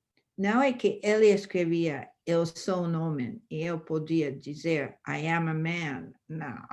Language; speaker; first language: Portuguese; non-native, fluent; English